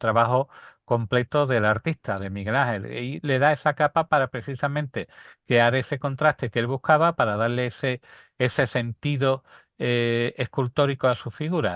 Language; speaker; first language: Spanish; native; Spanish